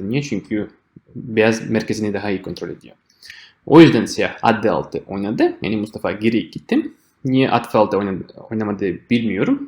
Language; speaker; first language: Turkish; non-native, fluent; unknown